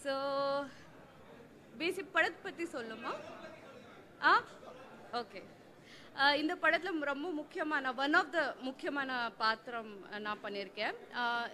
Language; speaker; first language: Tamil; non-native, learner; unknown